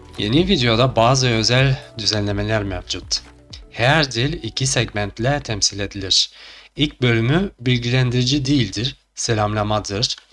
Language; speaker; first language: Turkish; non-native, fluent; Chuvash